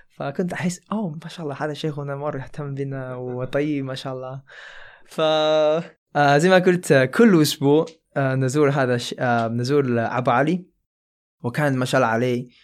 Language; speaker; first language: Arabic; non-native, fluent; Chinese